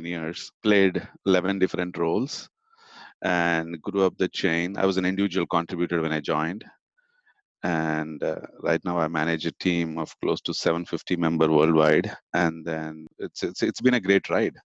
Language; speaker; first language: English; non-native, local second language; Tamil